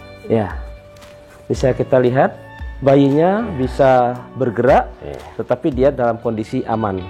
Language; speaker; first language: Indonesian; native; Indonesian